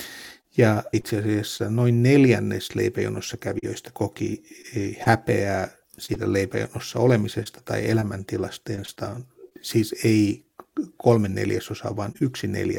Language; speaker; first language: Finnish; native; Finnish